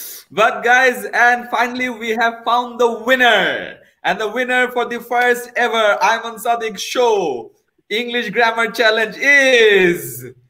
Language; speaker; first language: English; non-native, local second language; Bangla